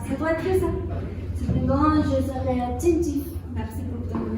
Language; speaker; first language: French; non-native, learner; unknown